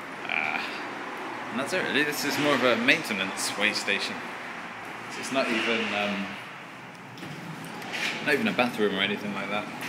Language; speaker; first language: English; native; English